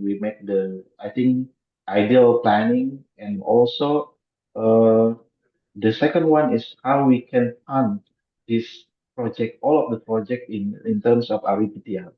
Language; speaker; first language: English; non-native, fluent; Indonesian